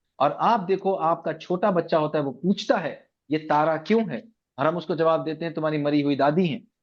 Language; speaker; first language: Hindi; native; Hindi